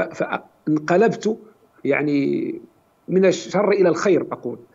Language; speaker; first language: Arabic; native; Arabic